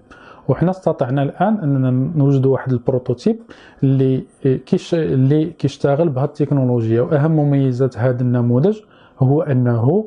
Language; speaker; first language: Arabic; native; Arabic